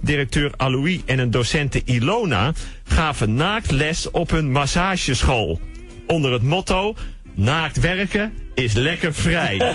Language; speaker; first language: Dutch; native; Dutch